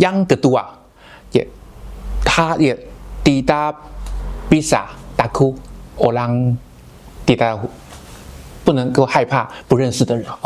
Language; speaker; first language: Indonesian; non-native, learner; Chinese